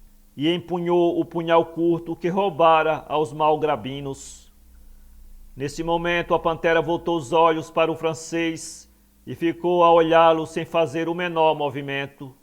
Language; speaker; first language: Portuguese; native; Portuguese